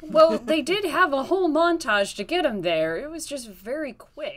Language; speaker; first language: English; native; English